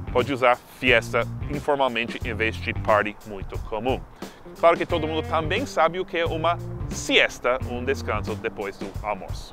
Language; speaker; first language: Portuguese; non-native, fluent; English